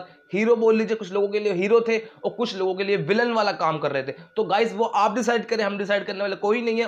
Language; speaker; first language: Hindi; native; Hindi